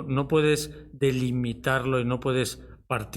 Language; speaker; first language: Spanish; native; Spanish